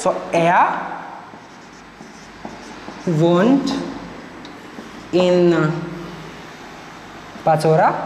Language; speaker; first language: German; non-native, learner; Marathi